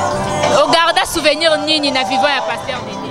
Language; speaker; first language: French; non-native, local second language; Lingala